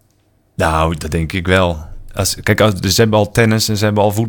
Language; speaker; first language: Dutch; native; Dutch